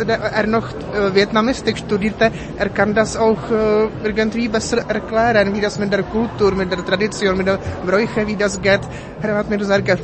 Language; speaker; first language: German; non-native, fluent; Czech